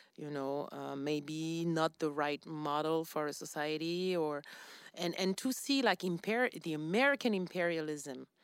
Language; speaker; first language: English; non-native, fluent; French